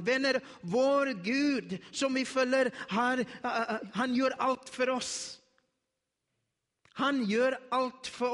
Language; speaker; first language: Norwegian; non-native, learner; Afrikaans